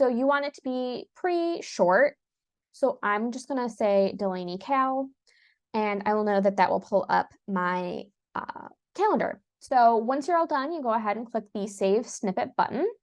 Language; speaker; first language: English; native; English